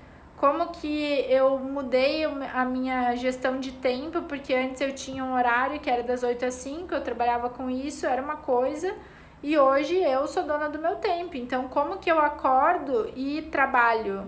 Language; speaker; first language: Portuguese; native; Portuguese